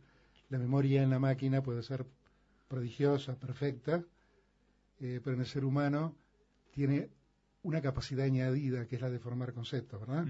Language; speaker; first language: Spanish; native; Spanish